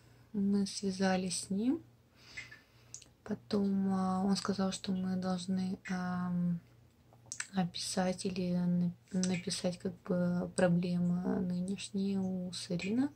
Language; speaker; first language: Russian; non-native, local second language; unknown